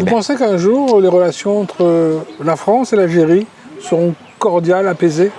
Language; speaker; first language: French; native; French